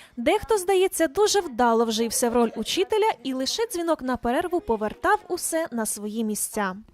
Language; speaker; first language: Ukrainian; native; Ukrainian